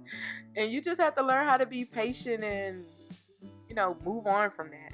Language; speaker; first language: English; native; English